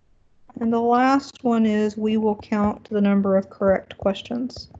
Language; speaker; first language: English; native; English